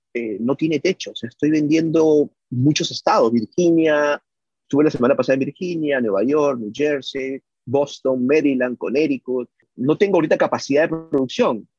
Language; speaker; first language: Spanish; native; Spanish